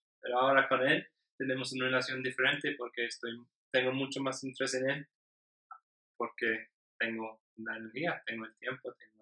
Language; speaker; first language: Spanish; non-native, learner; English